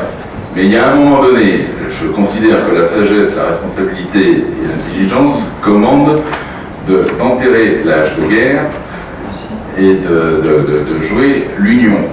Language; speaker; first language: French; native; French